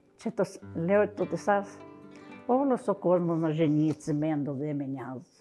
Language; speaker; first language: Greek; native; Greek